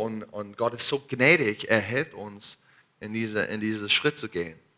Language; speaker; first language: German; non-native, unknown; English